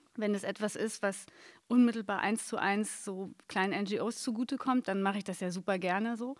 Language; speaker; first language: German; native; German